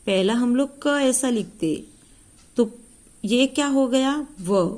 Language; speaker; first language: Hindi; non-native, local second language; Marathi